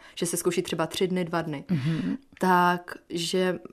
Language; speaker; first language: Czech; native; Czech